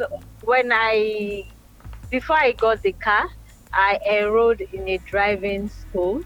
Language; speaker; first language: English; non-native, local second language; Yoruba